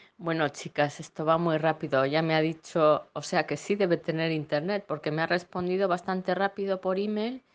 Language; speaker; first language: Spanish; native; Spanish